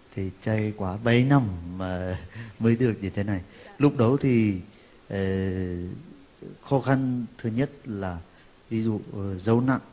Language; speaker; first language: Vietnamese; non-native, fluent; Turkish